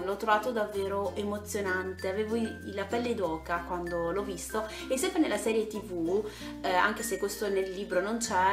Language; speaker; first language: Italian; native; Italian